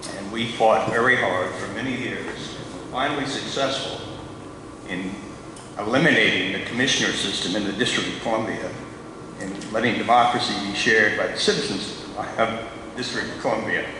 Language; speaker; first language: English; native; English